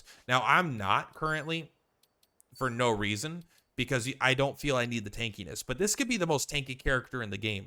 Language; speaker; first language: English; native; English